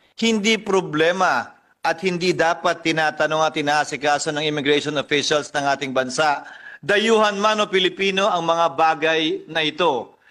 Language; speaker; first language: Filipino; native; Filipino